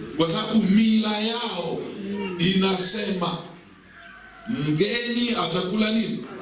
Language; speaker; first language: Swahili; native; Swahili